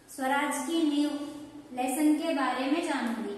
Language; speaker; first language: Hindi; non-native, local second language; Telugu